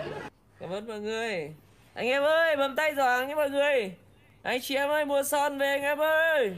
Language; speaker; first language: Vietnamese; native; Vietnamese